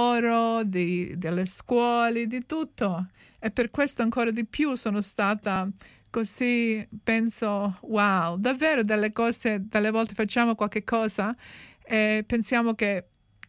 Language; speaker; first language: Italian; early bilingual, heritage; Italian